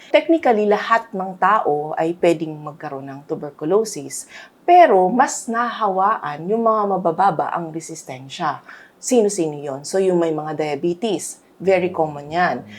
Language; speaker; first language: Filipino; native; Filipino